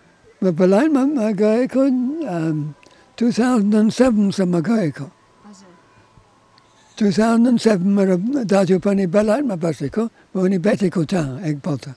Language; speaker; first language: Nepali; non-native, learner; English